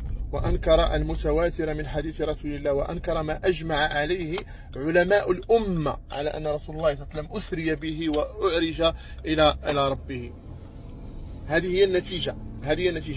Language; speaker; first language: Arabic; native; Arabic